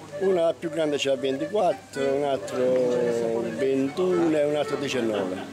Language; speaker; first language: Italian; native; Italian